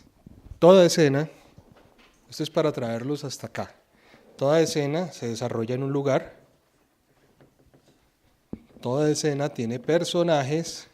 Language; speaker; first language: Spanish; native; Spanish